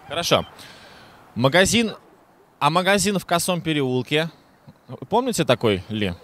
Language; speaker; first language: Russian; native; Russian